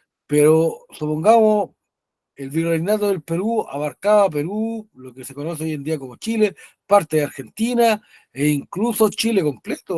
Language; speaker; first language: Spanish; native; Spanish